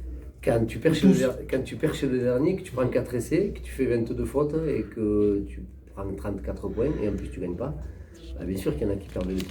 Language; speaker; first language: French; native; French